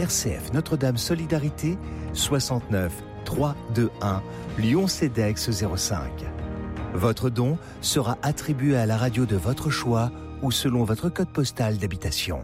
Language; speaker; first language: French; native; French